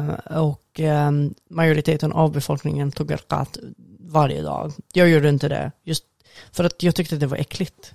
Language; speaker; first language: Swedish; non-native, fluent; Arabic